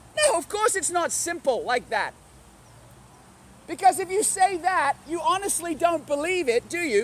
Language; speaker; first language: English; native; English